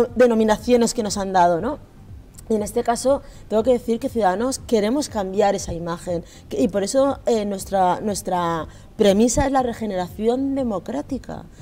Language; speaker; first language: Spanish; native; Spanish